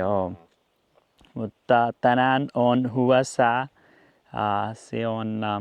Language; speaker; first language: Finnish; non-native, learner; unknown